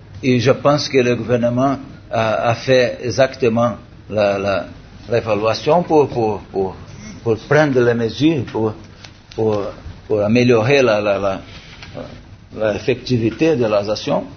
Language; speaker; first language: French; non-native, learner; Portuguese